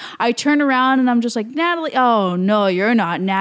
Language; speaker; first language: English; early bilingual, other home language; Spanish